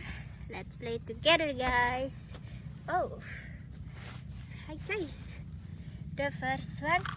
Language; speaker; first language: English; non-native, learner; Indonesian